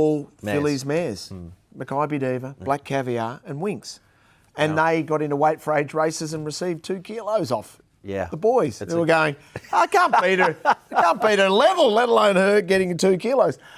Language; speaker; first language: English; native; English